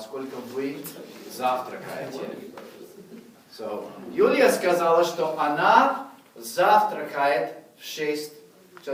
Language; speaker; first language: Russian; non-native, fluent; English